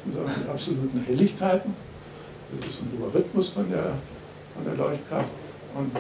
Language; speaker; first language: German; native; German